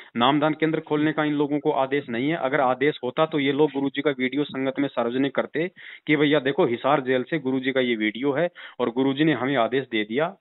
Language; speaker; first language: Hindi; native; Hindi